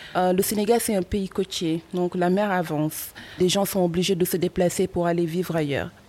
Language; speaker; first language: French; non-native, local second language; Wolof